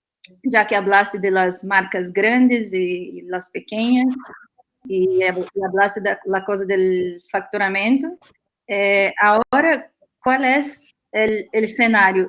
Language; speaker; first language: Spanish; non-native, fluent; Portuguese